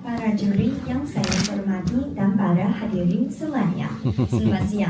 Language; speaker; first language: Indonesian; non-native, fluent; Chinese